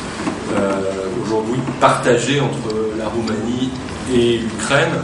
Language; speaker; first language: French; native; French